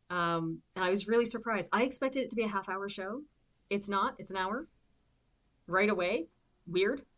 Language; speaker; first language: English; native; English